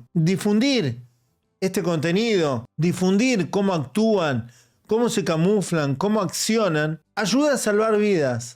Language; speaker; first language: Spanish; native; Spanish